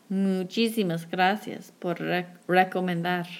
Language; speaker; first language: Spanish; non-native, fluent; English